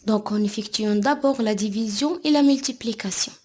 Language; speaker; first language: French; non-native, local second language; Arabic